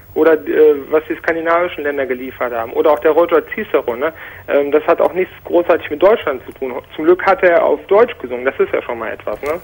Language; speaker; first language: German; early bilingual, other home language; Croatian